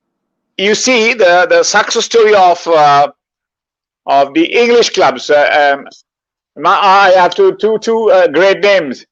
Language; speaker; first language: English; non-native, local second language; Bangla